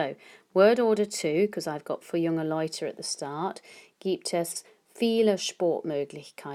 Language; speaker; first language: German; non-native, fluent; English